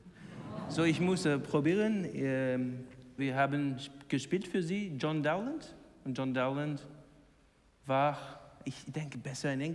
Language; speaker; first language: German; non-native, learner; English